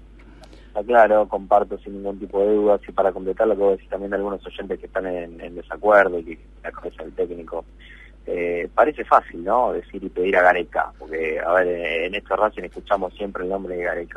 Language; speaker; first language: Spanish; native; Spanish